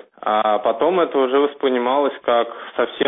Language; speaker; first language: Russian; native; Russian